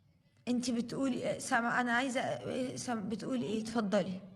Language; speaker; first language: Arabic; native; Arabic